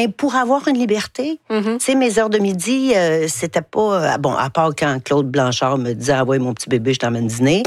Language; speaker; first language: French; native; French